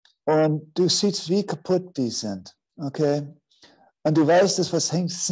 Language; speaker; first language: German; non-native, fluent; English